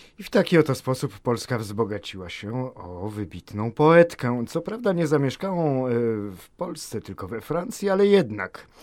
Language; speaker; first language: Polish; native; Polish